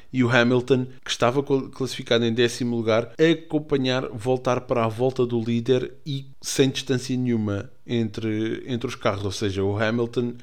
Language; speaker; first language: Portuguese; native; Portuguese